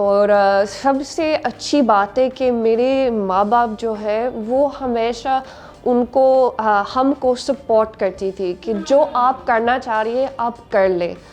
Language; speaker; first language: Hindi; non-native, learner; English